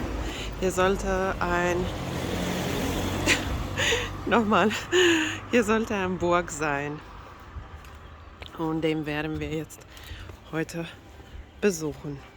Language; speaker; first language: German; non-native, fluent; Finnish